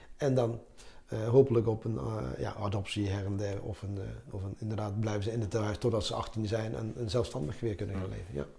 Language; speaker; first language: Dutch; early bilingual, other home language; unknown